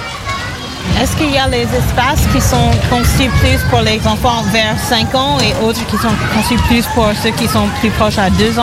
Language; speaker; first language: French; non-native, fluent; English